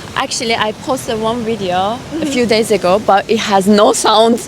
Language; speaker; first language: English; non-native, fluent; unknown